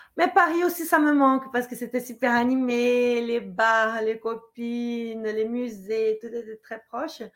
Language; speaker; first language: French; non-native, fluent; Portuguese